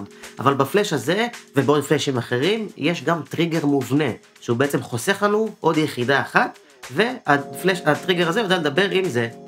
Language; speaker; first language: Hebrew; native; Hebrew